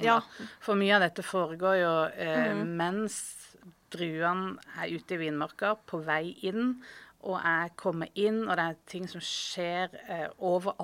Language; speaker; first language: Norwegian; native; Norwegian